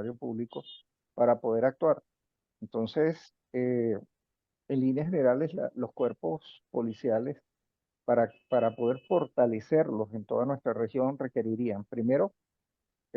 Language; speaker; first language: Spanish; native; Spanish